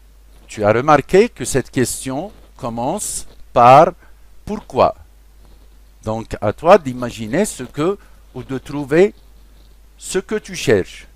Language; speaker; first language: French; non-native, local second language; Arabic